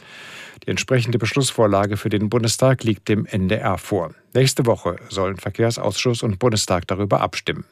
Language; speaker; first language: German; native; German